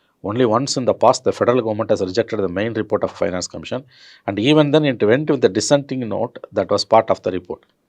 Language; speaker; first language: English; non-native, local second language; Tamil